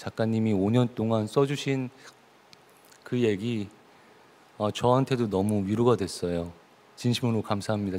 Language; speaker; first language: Korean; native; Korean